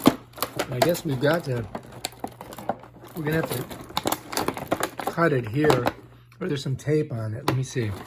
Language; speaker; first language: English; native; English